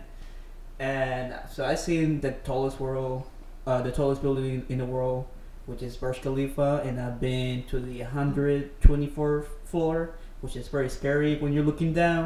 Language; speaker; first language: English; non-native, fluent; Spanish